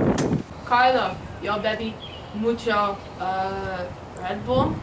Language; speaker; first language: Spanish; non-native, learner; English